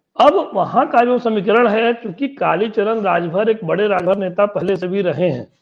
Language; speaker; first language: Hindi; native; Hindi